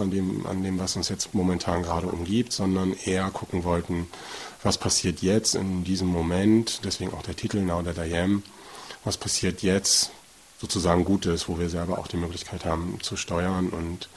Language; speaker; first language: German; native; German